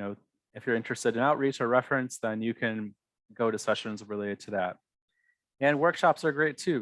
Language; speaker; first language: English; native; English